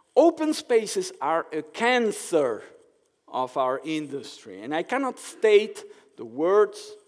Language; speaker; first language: English; non-native, fluent; Spanish